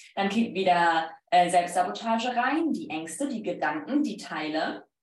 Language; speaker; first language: German; non-native, fluent; Polish